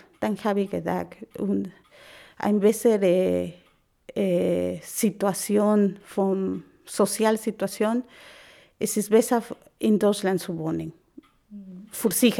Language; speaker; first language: German; non-native, learner; Spanish